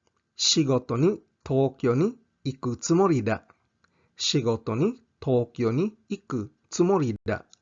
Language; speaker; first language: Japanese; non-native, fluent; English